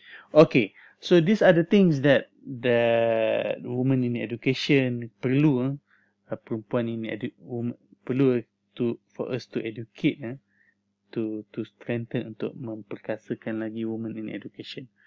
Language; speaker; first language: English; non-native, local second language; Malay